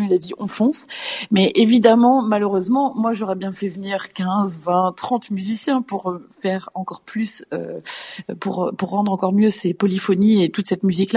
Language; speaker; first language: French; native; French